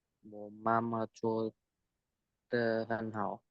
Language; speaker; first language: Chinese; non-native, learner; Indonesian